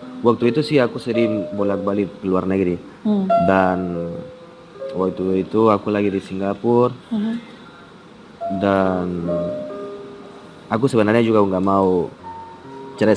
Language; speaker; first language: Indonesian; non-native, fluent; Spanish